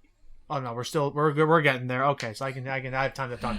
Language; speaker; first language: English; native; English